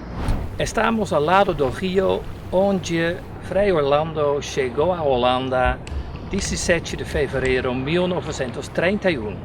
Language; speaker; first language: Portuguese; non-native, fluent; Dutch